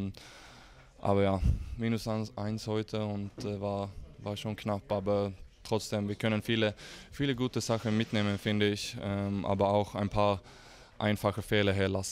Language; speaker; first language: German; non-native, fluent; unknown